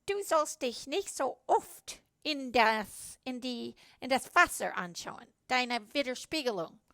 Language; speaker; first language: German; non-native, learner; English